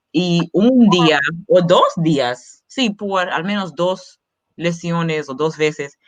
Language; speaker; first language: Spanish; non-native, learner; English